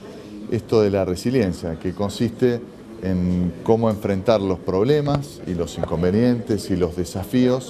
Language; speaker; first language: Spanish; native; Spanish